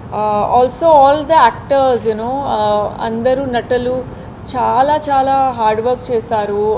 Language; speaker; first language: Telugu; non-native, fluent; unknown